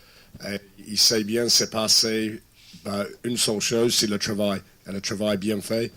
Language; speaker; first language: French; non-native, fluent; English